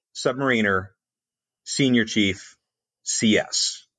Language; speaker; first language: English; native; English